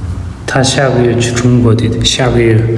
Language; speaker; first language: Chinese; non-native, fluent; Kazakh